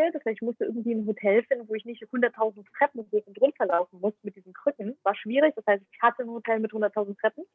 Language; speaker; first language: German; non-native, fluent; Ukrainian